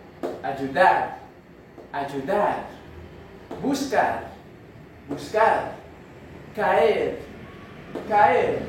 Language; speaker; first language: Spanish; non-native, fluent; Haitian Creole